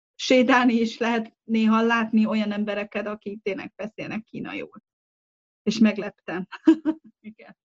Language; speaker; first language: Hungarian; non-native, fluent; Chinese